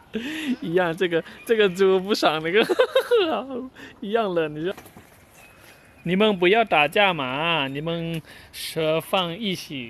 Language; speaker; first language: Chinese; non-native, learner; Thai